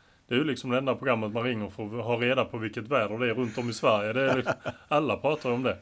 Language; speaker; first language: Swedish; native; Swedish